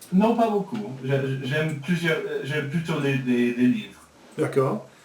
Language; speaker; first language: French; early bilingual, heritage; French